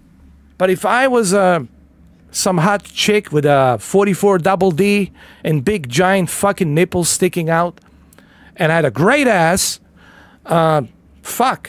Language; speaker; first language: English; native; English